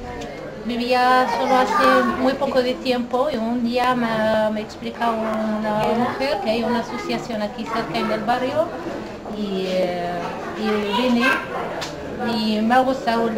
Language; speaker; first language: Spanish; non-native, learner; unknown